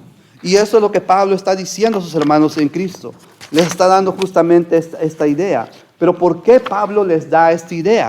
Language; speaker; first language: Spanish; native; Spanish